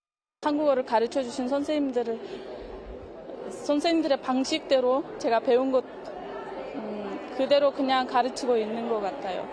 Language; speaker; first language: Korean; non-native, fluent; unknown